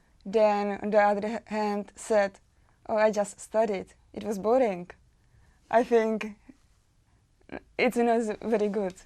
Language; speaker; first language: English; non-native, learner; Czech